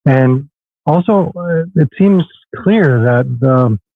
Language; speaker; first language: English; non-native, fluent; Swedish